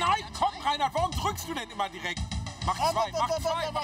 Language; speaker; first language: German; native; German